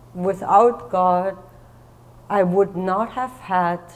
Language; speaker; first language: English; non-native, fluent; German